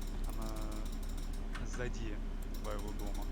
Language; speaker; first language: Russian; non-native, learner; English